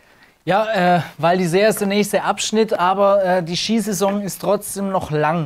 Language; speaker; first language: German; native; German